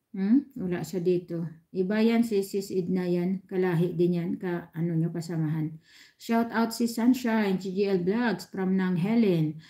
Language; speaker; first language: Filipino; non-native, local second language; Hiligaynon